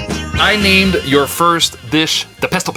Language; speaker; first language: English; non-native, local second language; French